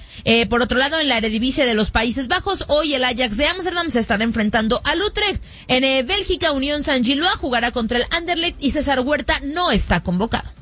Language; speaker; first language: Spanish; native; Spanish